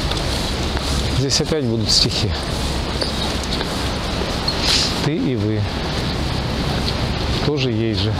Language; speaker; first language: Russian; native; Russian